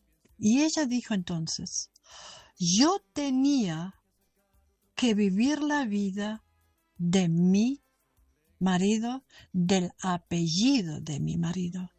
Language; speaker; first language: Spanish; non-native, fluent; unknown